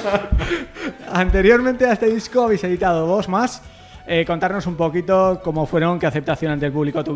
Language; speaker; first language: Spanish; native; Spanish